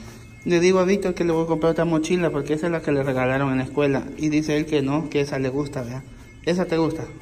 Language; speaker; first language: Spanish; native; Spanish